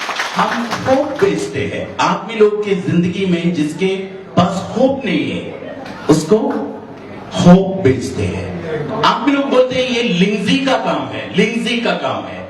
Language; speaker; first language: Hindi; non-native, fluent; Bangla